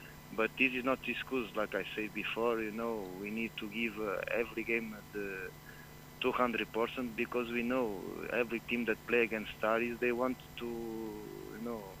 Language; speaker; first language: English; non-native, fluent; Portuguese